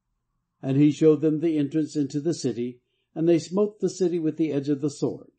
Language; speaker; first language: English; native; English